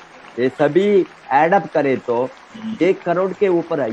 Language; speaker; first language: Hindi; non-native, local second language; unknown